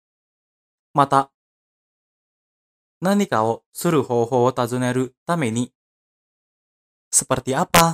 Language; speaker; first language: Japanese; non-native, fluent; Indonesian